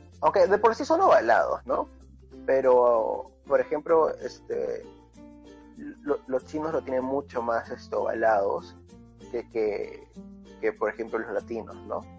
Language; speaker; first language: Spanish; native; Spanish